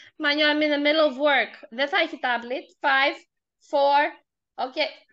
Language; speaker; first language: Greek; native; Greek